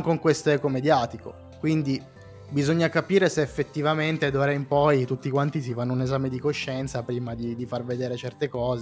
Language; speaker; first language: Italian; native; Italian